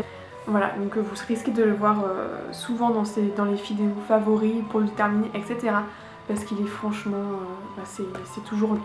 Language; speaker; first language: French; native; French